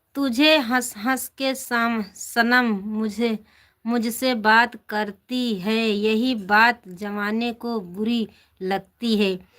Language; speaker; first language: Hindi; native; Hindi